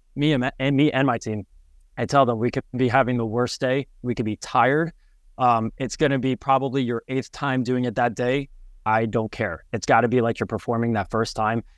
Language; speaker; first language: English; native; English